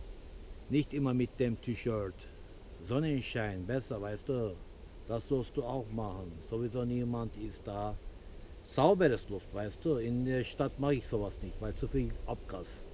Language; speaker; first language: German; non-native, fluent; Turkish